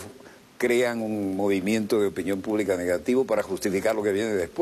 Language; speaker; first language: Spanish; native; Spanish